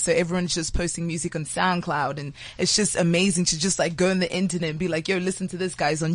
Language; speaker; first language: English; non-native, local second language; Portuguese